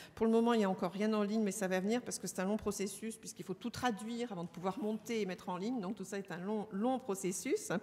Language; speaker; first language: French; native; French